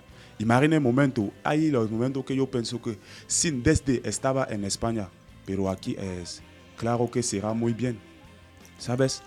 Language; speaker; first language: Spanish; non-native, learner; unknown